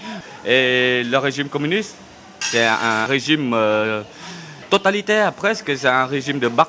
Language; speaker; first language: French; non-native, fluent; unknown